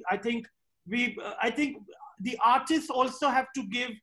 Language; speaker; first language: English; non-native, local second language; Hindi